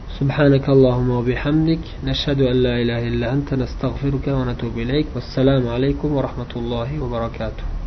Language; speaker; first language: Arabic; non-native, fluent; Uzbek